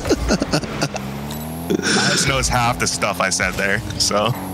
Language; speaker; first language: English; early bilingual, other home language; French